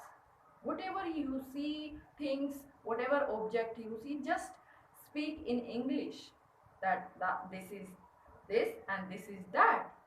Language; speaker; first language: English; non-native, learner; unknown